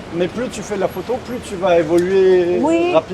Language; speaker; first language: French; native; French